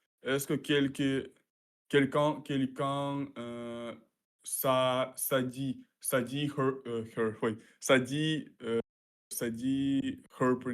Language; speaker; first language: French; non-native, learner; Russian